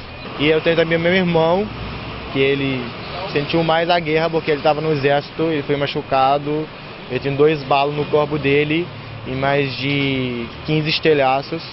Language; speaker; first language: Portuguese; non-native, fluent; Arabic